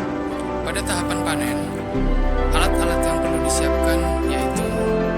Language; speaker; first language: Indonesian; native; Indonesian